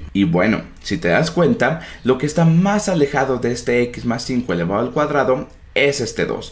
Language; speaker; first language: Spanish; native; Spanish